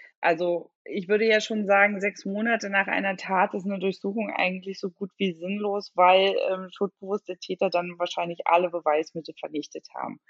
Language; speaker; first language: German; native; German